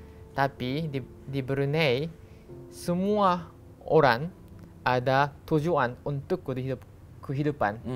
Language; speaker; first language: Indonesian; non-native, learner; Japanese